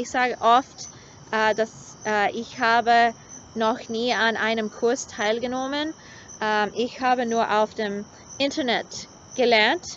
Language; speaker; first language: German; non-native, learner; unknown